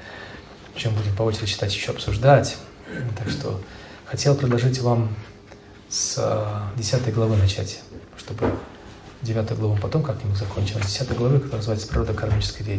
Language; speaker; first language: Russian; native; Russian